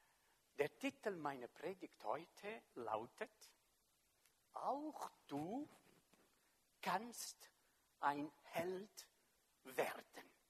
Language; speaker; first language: German; non-native, fluent; French